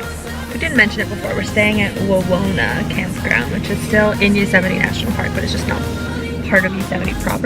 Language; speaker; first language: English; native; English